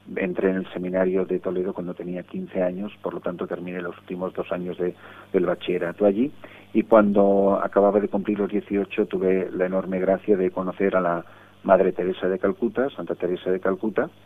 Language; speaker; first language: Spanish; early bilingual, other home language; English